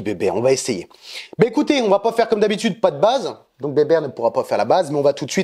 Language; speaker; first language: French; native; French